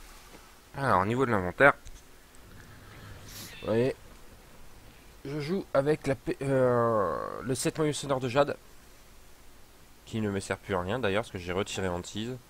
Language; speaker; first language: French; native; French